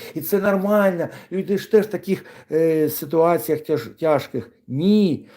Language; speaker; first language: Ukrainian; non-native, local second language; Russian